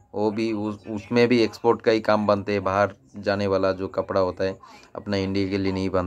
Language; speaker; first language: Hindi; non-native, local second language; Tamil